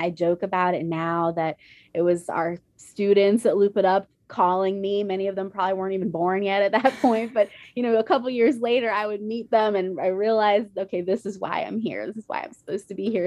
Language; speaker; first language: English; native; English